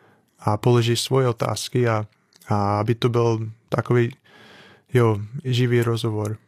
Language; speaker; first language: Czech; non-native, fluent; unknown